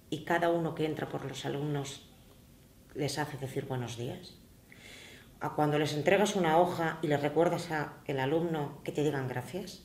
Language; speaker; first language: Spanish; native; Spanish